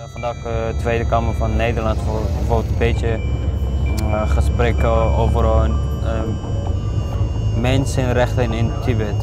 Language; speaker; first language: Dutch; non-native, learner; Tibetan